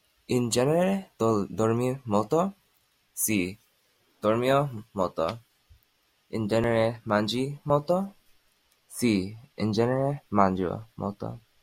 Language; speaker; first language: Italian; non-native, learner; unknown